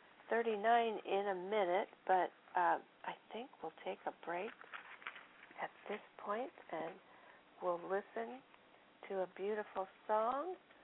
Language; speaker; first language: English; native; English